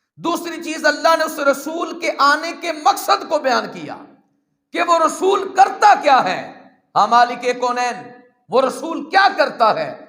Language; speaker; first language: Urdu; non-native, local second language; Punjabi